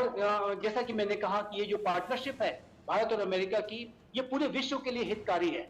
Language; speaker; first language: Hindi; native; Hindi